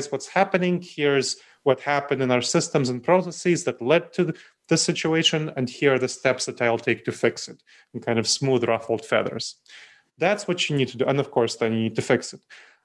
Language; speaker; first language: English; early bilingual, other home language; Romanian